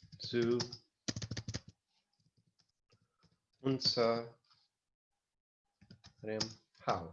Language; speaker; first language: German; non-native, fluent; English